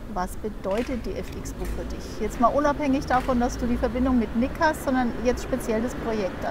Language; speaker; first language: German; native; German